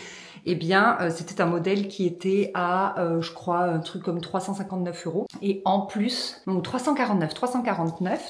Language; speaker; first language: French; native; French